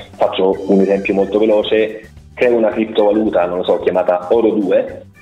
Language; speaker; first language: Italian; native; Italian